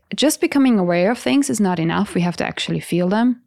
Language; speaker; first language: English; non-native, fluent; Italian